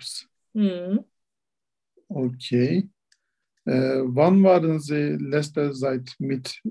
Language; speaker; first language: German; non-native, learner; Turkish